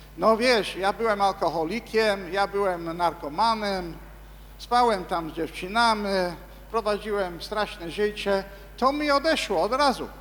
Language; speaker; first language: Polish; non-native, fluent; English